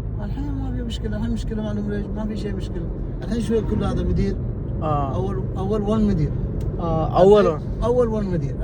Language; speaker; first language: Arabic; non-native, learner; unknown